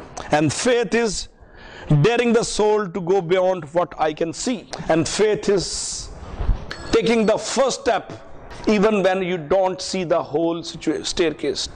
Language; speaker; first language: English; non-native, local second language; Punjabi